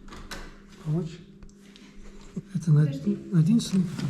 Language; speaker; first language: Russian; non-native, learner; English